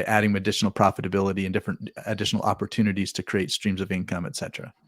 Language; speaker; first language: English; native; English